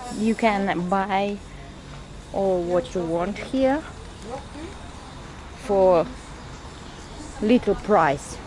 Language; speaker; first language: English; non-native, learner; Russian